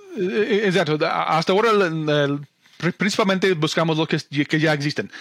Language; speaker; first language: Spanish; non-native, fluent; English